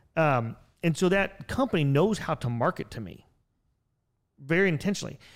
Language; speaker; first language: English; native; English